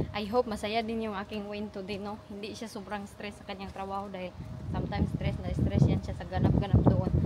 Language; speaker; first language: Filipino; non-native, local second language; Cebuano